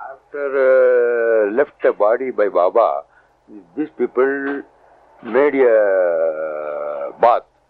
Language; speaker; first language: English; non-native, local second language; Marathi